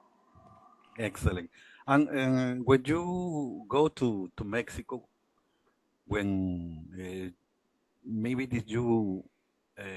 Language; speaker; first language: English; non-native, learner; Spanish